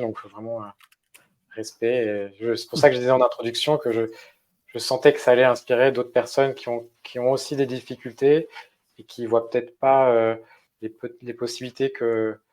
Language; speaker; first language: French; native; French